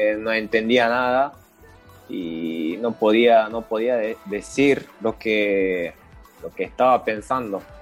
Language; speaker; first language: Spanish; non-native, learner; Japanese